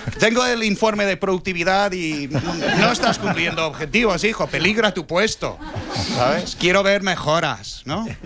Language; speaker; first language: Spanish; non-native, fluent; English